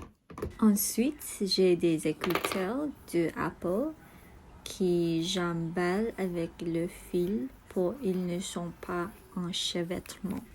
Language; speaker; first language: French; non-native, learner; English